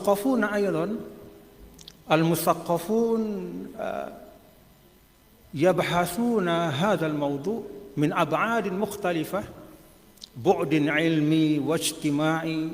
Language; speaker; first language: Arabic; non-native, fluent; Indonesian